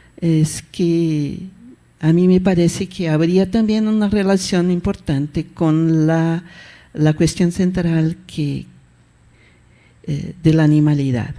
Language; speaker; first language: Spanish; non-native, fluent; Portuguese